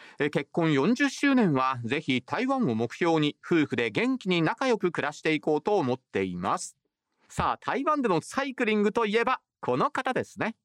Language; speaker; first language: Japanese; native; Japanese